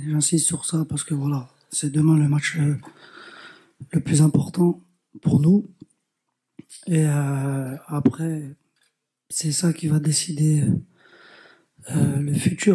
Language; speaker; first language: French; early bilingual, other home language; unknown